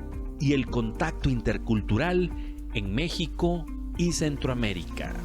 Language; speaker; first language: Spanish; native; Spanish